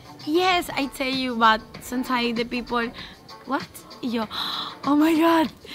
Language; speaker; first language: English; non-native, learner; Spanish